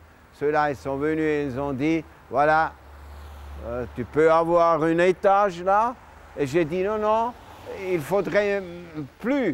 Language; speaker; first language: French; non-native, local second language; German